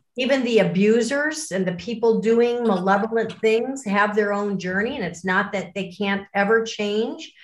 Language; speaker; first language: English; native; English